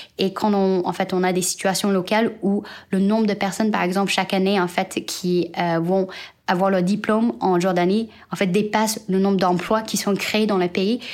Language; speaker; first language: French; non-native, fluent; Chinese